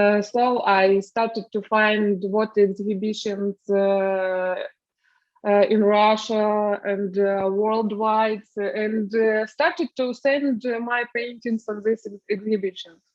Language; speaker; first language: English; non-native, learner; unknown